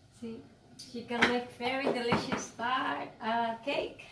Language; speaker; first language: English; non-native, local second language; Filipino